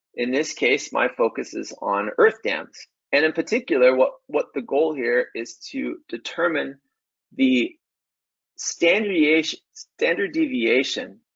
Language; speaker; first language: English; native; English